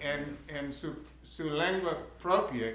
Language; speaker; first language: Spanish; non-native, learner; English